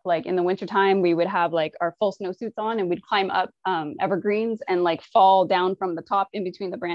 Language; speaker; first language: English; native; English